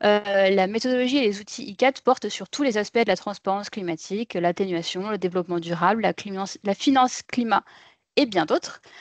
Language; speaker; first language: French; native; French